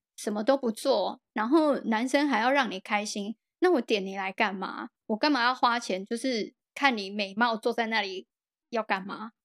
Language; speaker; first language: Chinese; native; Chinese